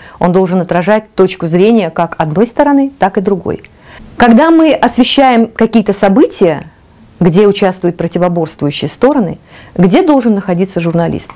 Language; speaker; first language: Russian; non-native, local second language; Tajik